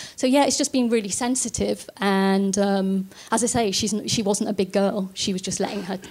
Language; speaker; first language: English; native; English